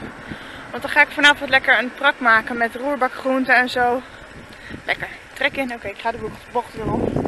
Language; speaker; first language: Dutch; native; Dutch